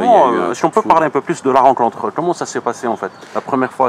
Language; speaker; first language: French; native; French